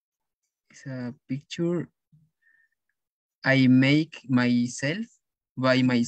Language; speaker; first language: English; non-native, learner; Spanish